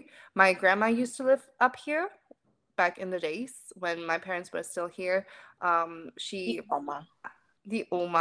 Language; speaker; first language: English; non-native, fluent; German